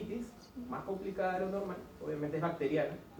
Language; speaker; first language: Spanish; native; Spanish